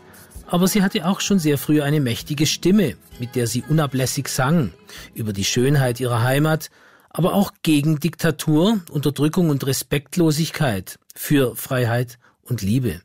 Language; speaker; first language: German; native; German